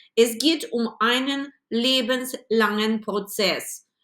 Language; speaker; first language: German; non-native, fluent; Ukrainian